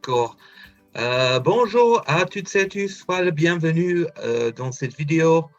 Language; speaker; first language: French; non-native, fluent; English